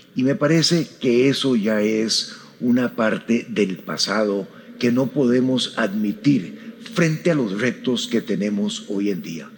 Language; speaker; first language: Spanish; native; Spanish